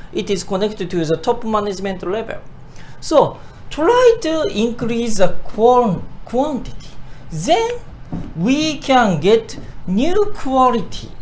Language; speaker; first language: English; non-native, fluent; Japanese